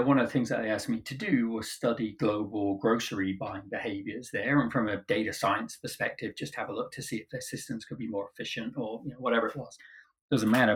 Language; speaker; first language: English; native; English